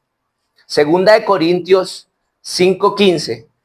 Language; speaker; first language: Spanish; native; Spanish